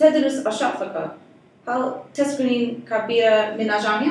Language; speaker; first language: Arabic; non-native, learner; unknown